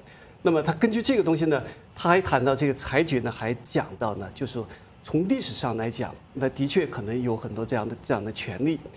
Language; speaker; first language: Chinese; native; Chinese